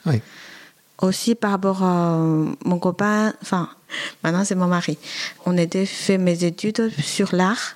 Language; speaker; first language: French; non-native, learner; Chinese